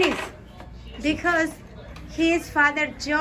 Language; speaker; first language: English; non-native, learner; Spanish